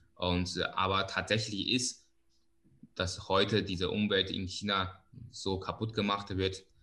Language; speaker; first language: German; non-native, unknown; Chinese